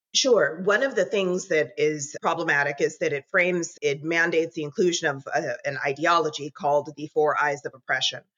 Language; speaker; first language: English; native; English